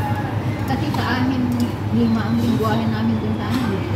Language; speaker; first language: Filipino; non-native, local second language; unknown